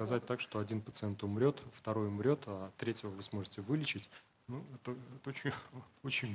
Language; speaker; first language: Russian; native; Russian